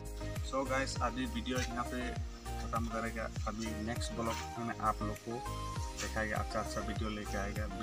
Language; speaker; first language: Hindi; non-native, local second language; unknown